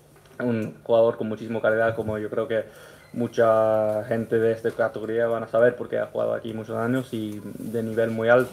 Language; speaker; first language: Spanish; early bilingual, heritage; English